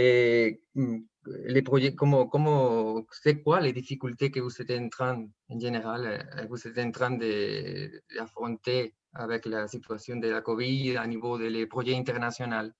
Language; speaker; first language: French; non-native, fluent; Spanish